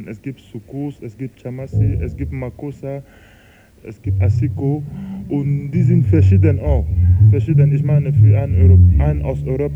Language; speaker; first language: German; non-native, fluent; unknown